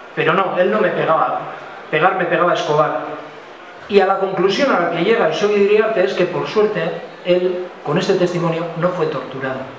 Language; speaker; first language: Spanish; non-native, local second language; Basque